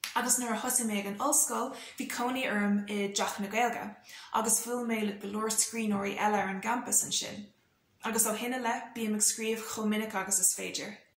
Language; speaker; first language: Irish; non-native, local second language; English